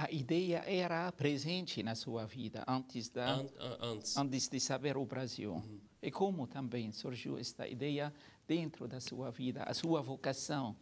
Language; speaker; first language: Portuguese; non-native, fluent; Arabic